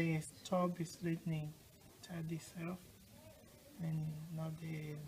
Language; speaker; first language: Danish; non-native, local second language; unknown